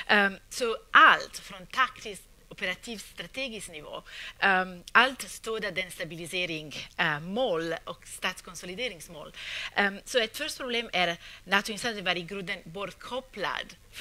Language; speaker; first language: Swedish; non-native, fluent; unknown